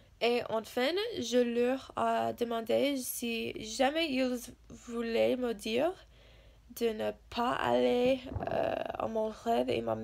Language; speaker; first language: French; non-native, learner; English